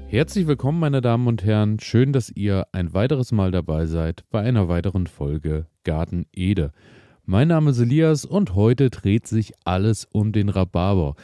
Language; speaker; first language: German; native; German